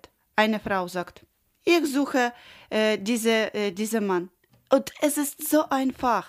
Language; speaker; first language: German; non-native, learner; Ukrainian